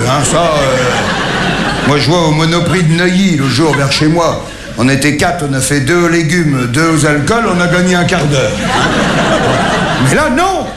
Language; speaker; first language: French; native; French